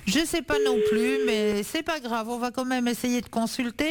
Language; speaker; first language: French; native; French